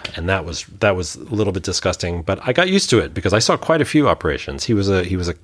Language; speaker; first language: English; native; English